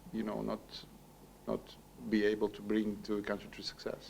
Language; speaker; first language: English; non-native, learner; Ukrainian